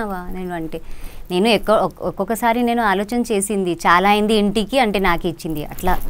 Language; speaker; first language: Telugu; non-native, local second language; Hindi